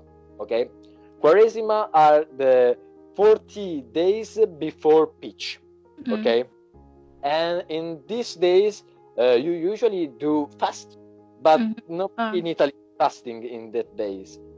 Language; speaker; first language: English; non-native, learner; Italian